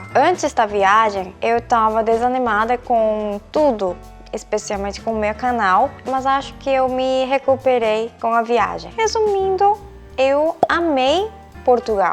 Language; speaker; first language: Portuguese; non-native, fluent; Korean